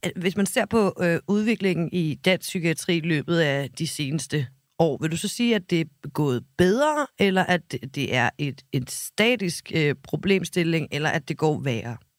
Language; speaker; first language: Danish; native; Danish